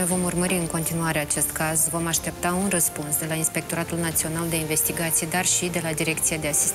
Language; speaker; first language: Romanian; native; Romanian